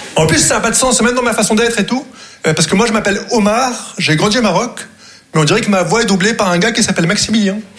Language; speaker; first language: French; non-native, local second language; Arabic